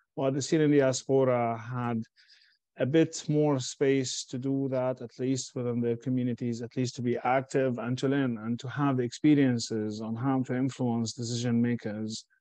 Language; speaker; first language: English; non-native, fluent; Arabic